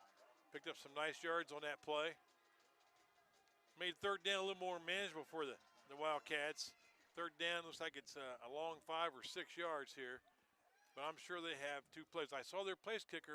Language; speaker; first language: English; native; English